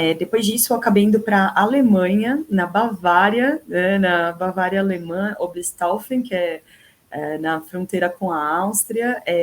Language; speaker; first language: Portuguese; native; Portuguese